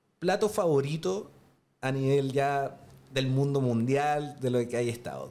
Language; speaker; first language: Spanish; native; Spanish